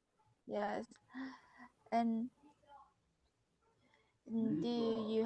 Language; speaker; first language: English; non-native, learner; Vietnamese